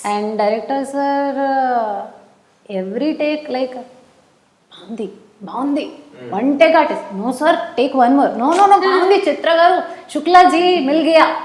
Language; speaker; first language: Telugu; non-native, learner; Hindi